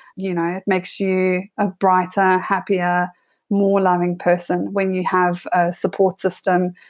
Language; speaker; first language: English; native; English